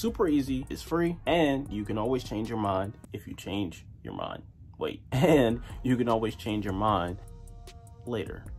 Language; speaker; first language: English; native; English